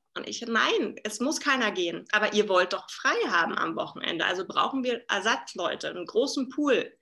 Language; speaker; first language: German; native; German